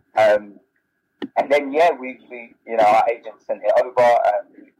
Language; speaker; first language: English; native; English